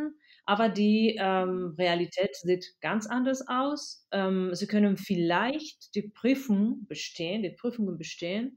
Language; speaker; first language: German; non-native, fluent; Spanish